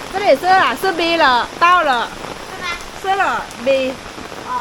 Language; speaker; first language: Chinese; non-native, learner; Thai